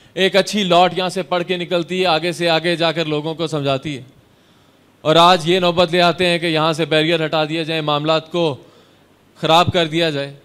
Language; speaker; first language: Urdu; non-native, local second language; Punjabi